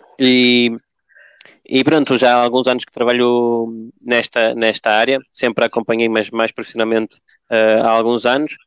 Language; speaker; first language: Portuguese; early bilingual, other home language; Spanish